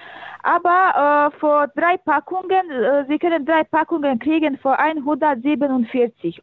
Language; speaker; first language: German; non-native, learner; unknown